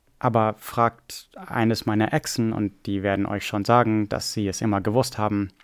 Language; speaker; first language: German; non-native, fluent; English